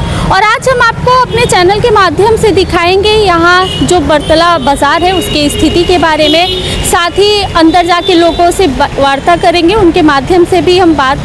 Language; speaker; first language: Hindi; native; Hindi